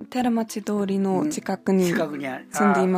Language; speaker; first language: Japanese; non-native, learner; German